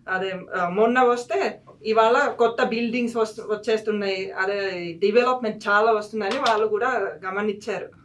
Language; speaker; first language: Telugu; non-native, fluent; Finnish